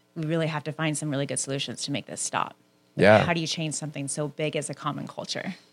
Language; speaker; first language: English; native; English